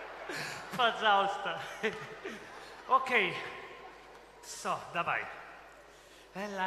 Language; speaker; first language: Russian; non-native, learner; German